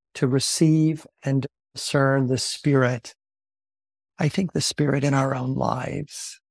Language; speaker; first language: English; native; English